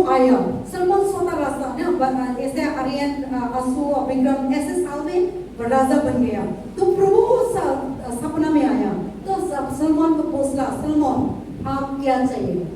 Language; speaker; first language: Hindi; non-native, local second language; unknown